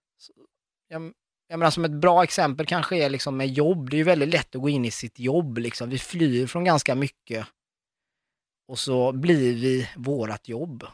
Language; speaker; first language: Swedish; early bilingual, other home language; Arabic